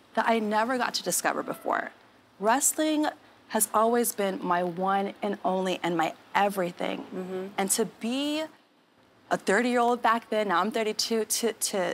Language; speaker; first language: English; native; English